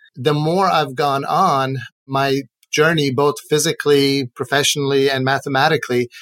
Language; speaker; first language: English; non-native, fluent; Persian